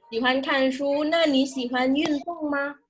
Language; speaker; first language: Chinese; non-native, fluent; Indonesian